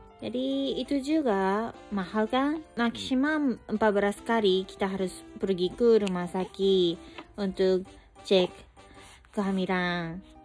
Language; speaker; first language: Indonesian; non-native, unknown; Japanese